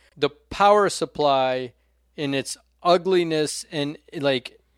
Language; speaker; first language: English; non-native, fluent; Portuguese